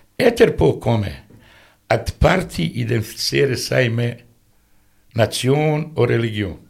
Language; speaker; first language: Norwegian; non-native, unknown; Bosnian